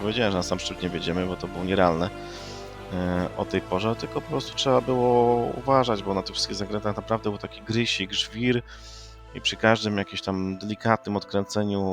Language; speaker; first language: Polish; native; Polish